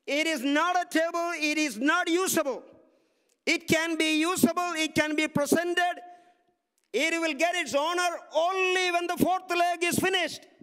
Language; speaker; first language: English; non-native, local second language; Malayalam